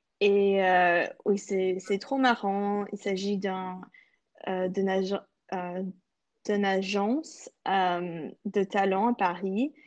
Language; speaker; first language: French; non-native, local second language; English